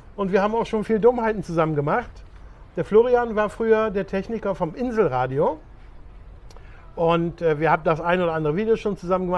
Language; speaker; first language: German; native; German